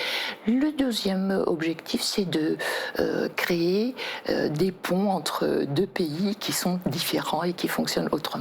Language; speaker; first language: French; native; French